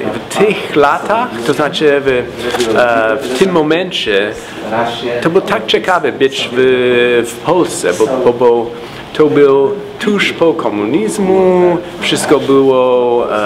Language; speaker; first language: Polish; non-native, fluent; English